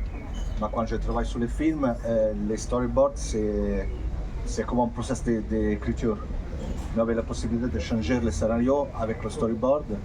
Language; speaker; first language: French; non-native, fluent; Italian